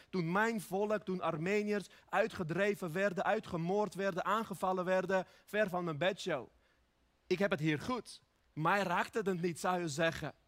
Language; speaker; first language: Dutch; early bilingual, other home language; Armenian